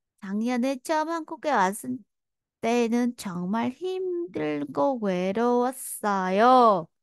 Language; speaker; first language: Korean; non-native, fluent; Vietnamese